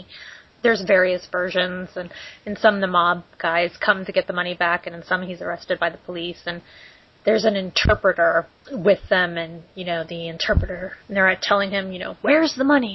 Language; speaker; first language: English; native; English